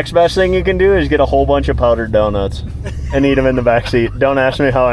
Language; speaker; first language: English; native; English